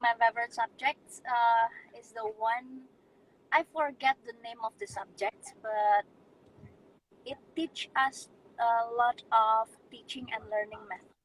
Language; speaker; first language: English; non-native, fluent; Indonesian